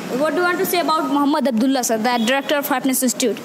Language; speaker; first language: English; non-native, learner; Hindi